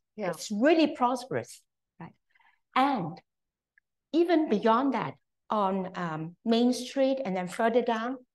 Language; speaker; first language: English; non-native, local second language; Cantonese